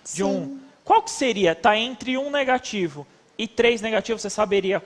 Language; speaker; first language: Portuguese; native; Portuguese